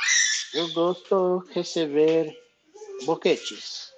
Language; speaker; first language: Portuguese; non-native, learner; English